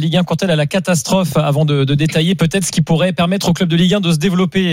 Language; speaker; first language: French; native; French